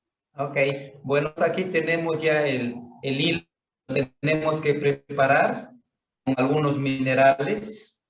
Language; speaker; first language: Spanish; non-native, local second language; Zapotec